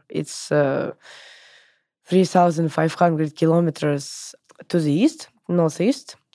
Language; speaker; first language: English; non-native, learner; Russian